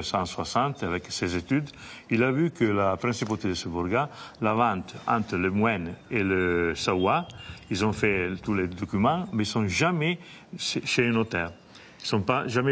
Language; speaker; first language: French; non-native, fluent; Italian